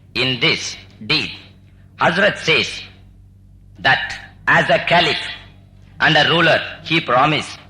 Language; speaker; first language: English; non-native, local second language; Tamil